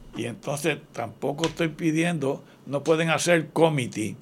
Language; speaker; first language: Spanish; native; Spanish